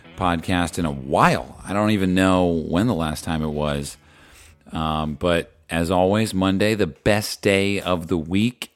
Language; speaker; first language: English; native; English